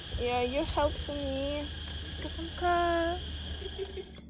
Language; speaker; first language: English; non-native, learner; Russian